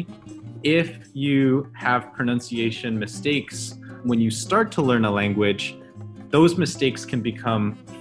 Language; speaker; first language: English; early bilingual, other home language; Chinese